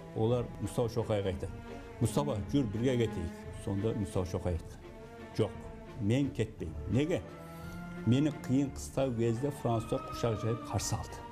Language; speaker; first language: Kazakh; early bilingual, heritage; Kazakh